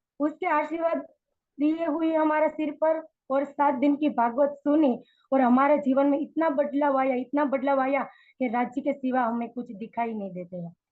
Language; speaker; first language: Hindi; non-native, local second language; Gujarati